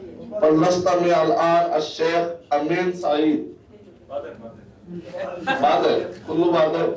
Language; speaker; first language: Arabic; non-native, learner; Urdu